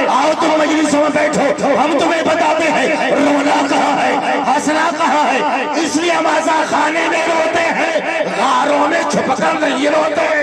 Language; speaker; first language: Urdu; non-native, local second language; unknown